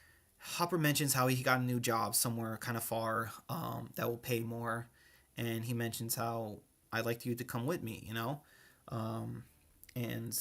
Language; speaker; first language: English; native; English